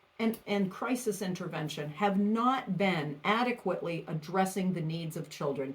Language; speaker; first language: English; native; English